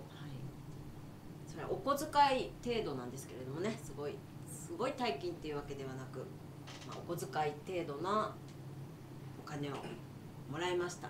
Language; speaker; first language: Japanese; native; Japanese